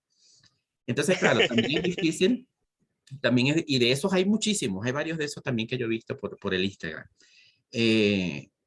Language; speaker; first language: Spanish; native; Spanish